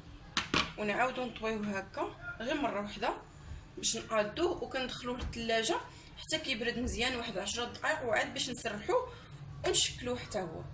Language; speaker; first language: Arabic; native; Arabic